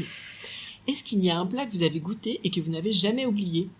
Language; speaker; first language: French; native; French